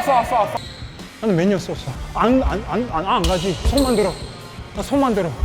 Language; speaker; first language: Korean; non-native, fluent; English